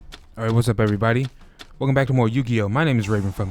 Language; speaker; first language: English; native; English